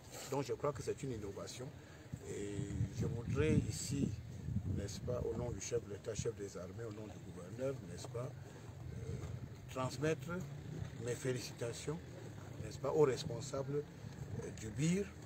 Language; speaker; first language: French; non-native, local second language; English